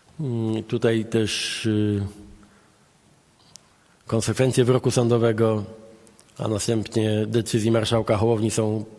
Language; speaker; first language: Polish; native; Polish